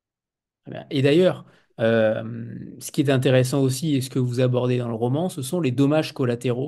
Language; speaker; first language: French; native; French